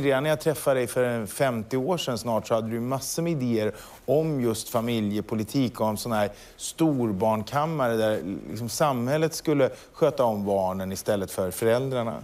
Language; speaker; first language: Swedish; native; Swedish